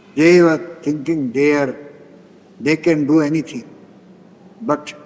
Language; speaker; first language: English; non-native, local second language; Odia